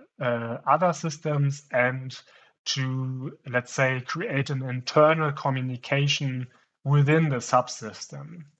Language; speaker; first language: English; non-native, fluent; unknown